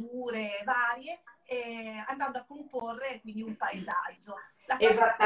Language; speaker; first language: Italian; native; Italian